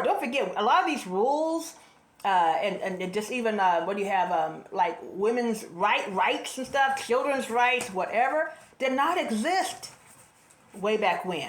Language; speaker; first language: English; native; English